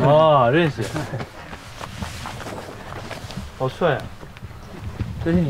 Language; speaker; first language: Chinese; non-native, fluent; Japanese